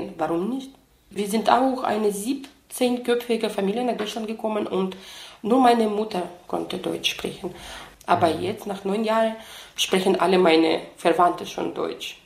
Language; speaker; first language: German; non-native, fluent; Russian